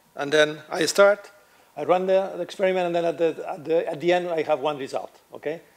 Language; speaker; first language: English; non-native, fluent; Catalan